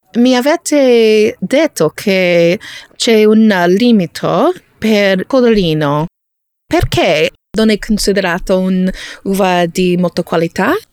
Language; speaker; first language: Italian; non-native, learner; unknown